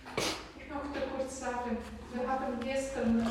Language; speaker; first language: German; non-native, learner; Russian